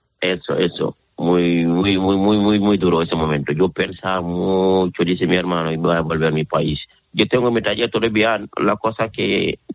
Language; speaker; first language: Spanish; non-native, learner; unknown